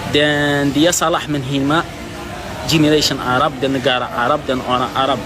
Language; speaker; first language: Indonesian; non-native, fluent; Arabic